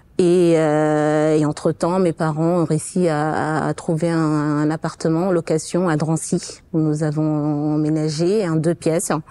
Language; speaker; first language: French; non-native, fluent; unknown